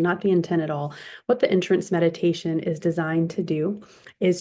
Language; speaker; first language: English; native; English